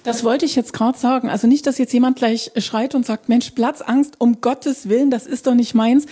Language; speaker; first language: German; native; German